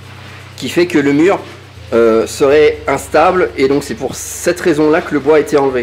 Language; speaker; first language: French; native; French